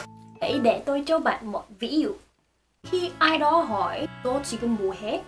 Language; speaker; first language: Vietnamese; non-native, fluent; Korean